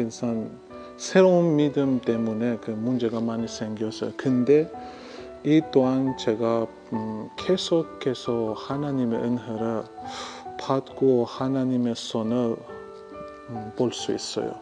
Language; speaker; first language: Korean; non-native, learner; Persian